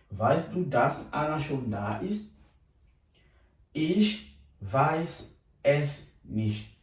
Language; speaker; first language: German; non-native, fluent; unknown